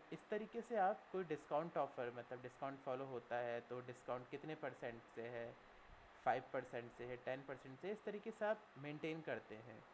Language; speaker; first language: Hindi; native; Hindi